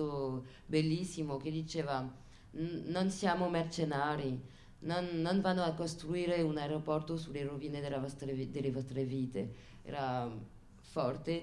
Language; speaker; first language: Italian; non-native, fluent; French